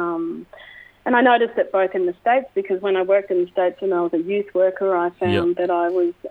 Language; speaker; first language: English; native; English